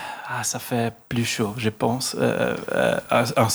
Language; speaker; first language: French; non-native, local second language; German